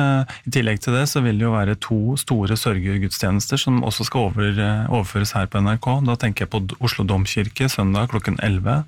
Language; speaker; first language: Norwegian; native; Norwegian